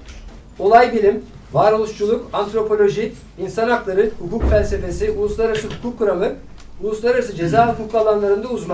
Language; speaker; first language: Turkish; native; Turkish